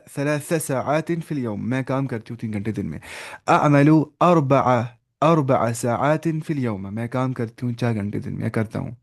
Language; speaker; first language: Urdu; non-native, local second language; Kashmiri